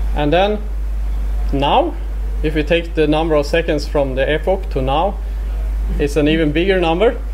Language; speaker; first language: English; non-native, fluent; Swedish